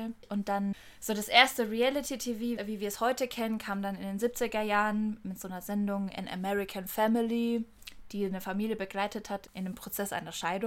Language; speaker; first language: German; native; German